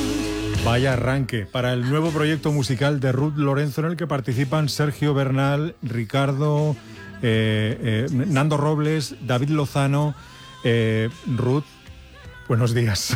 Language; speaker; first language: Spanish; native; Spanish